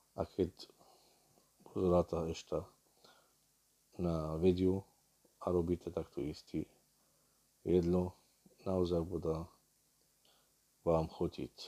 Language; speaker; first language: Slovak; non-native, learner; Arabic